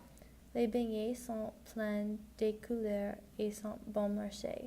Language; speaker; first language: French; non-native, learner; English